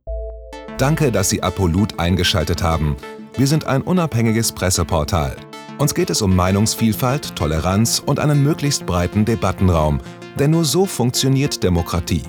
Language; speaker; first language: German; native; German